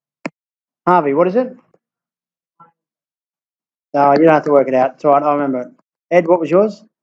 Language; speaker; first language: English; native; English